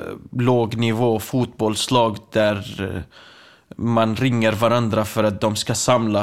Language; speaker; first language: Swedish; non-native, fluent; Kurdish